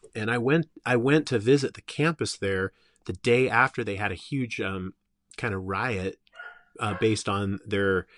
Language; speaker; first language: English; native; English